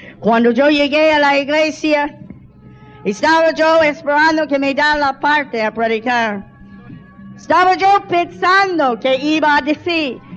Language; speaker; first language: Spanish; non-native, fluent; English